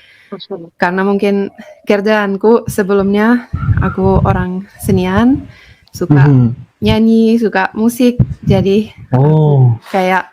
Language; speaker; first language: Indonesian; non-native, fluent; Finnish